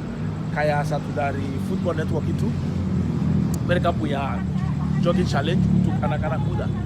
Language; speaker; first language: Indonesian; non-native, fluent; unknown